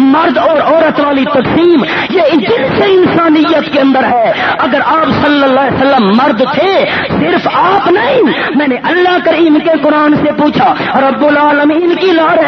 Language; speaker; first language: Urdu; non-native, local second language; Pashto